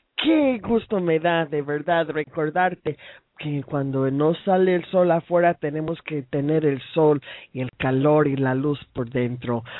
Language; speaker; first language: Spanish; non-native, fluent; English